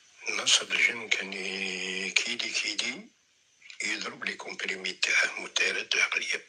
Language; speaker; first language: Arabic; native; Arabic